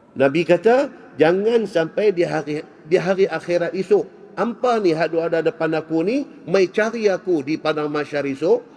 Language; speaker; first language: Malay; native; Malay